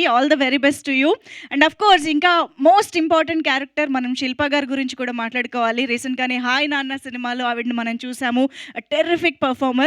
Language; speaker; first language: Telugu; native; Telugu